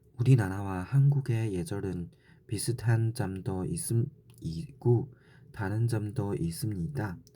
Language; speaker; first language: Korean; non-native, learner; Chinese